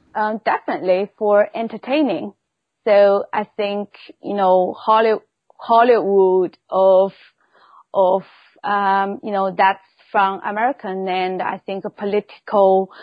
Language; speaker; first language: English; non-native, fluent; Chinese